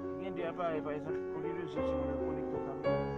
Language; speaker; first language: French; non-native, local second language; Haitian Creole